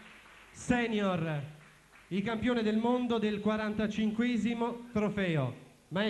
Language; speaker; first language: Italian; native; Italian